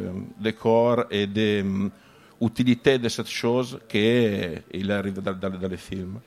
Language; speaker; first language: French; non-native, learner; Italian